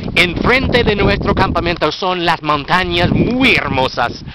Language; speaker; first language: Spanish; non-native, learner; English